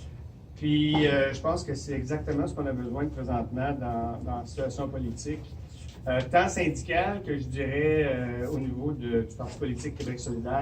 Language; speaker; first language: French; native; French